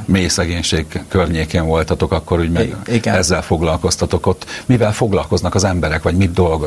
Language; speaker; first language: Hungarian; native; Hungarian